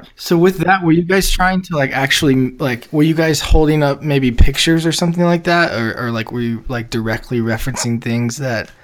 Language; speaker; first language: English; early bilingual, other home language; Polish